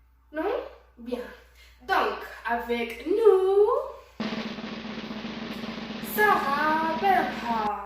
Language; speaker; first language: French; non-native, learner; Spanish